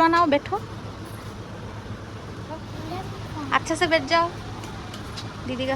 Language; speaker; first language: Hindi; non-native, local second language; Bangla